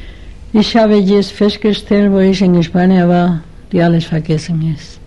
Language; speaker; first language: German; non-native, fluent; Spanish